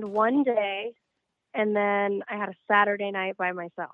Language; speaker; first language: English; native; English